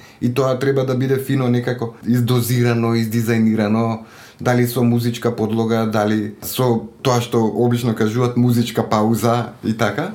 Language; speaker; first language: Macedonian; native; Macedonian